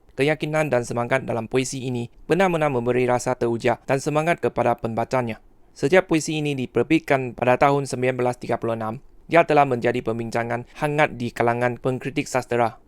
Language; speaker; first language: Malay; non-native, fluent; Chinese